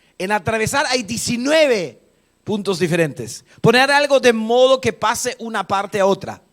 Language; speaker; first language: Spanish; non-native, fluent; German